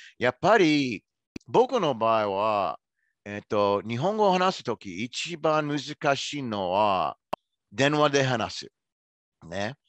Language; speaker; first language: Japanese; non-native, fluent; English